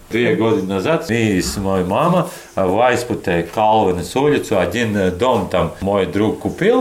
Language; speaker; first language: Russian; non-native, local second language; Latvian